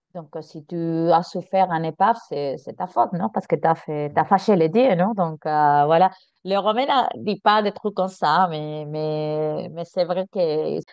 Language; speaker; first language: French; non-native, fluent; Spanish